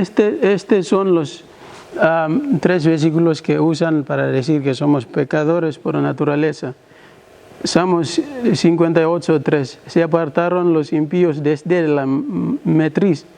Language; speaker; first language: Spanish; non-native, learner; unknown